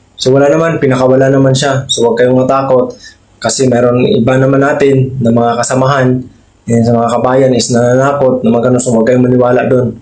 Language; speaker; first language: Filipino; native; Filipino